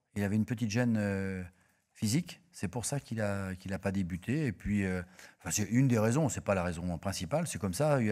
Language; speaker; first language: French; native; French